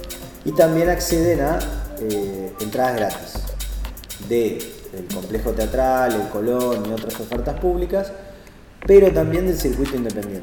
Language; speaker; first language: Spanish; native; Spanish